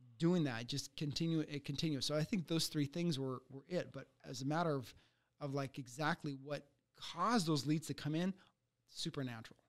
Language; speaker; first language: English; early bilingual, other home language; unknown